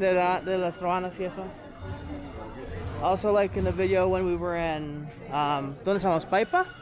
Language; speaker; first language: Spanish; non-native, learner; English